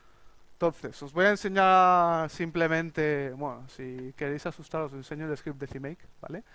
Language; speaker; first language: Spanish; native; Spanish